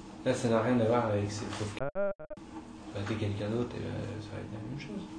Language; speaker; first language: French; native; French